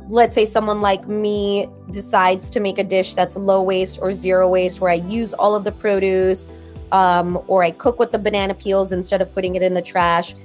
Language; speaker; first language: English; native; English